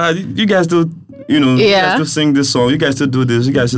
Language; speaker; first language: English; non-native, local second language; Yoruba